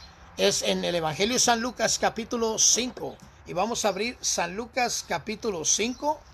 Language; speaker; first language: Spanish; native; Spanish